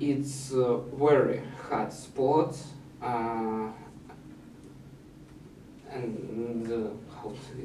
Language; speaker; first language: English; non-native, learner; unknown